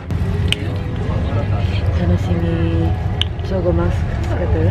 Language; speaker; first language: Japanese; non-native, learner; Filipino